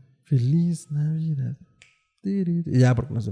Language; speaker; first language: Spanish; native; Spanish